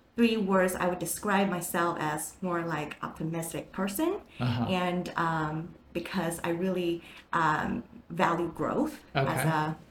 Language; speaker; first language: English; non-native, fluent; Chinese